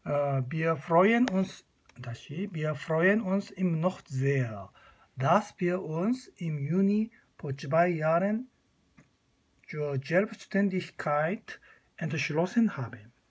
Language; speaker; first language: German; non-native, fluent; Korean